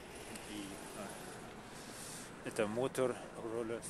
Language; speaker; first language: Russian; non-native, learner; English